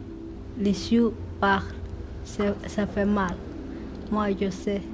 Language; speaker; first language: French; non-native, learner; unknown